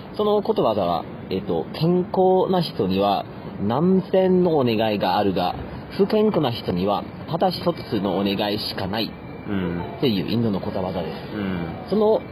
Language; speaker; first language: Japanese; non-native, fluent; German